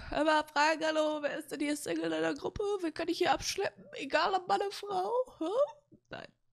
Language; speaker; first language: German; native; German